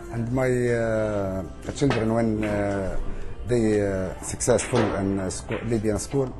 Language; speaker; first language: English; non-native, learner; Arabic